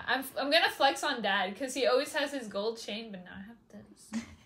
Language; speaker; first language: English; early bilingual, other home language; Spanish